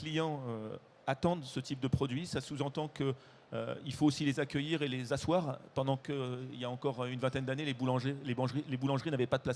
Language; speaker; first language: French; native; French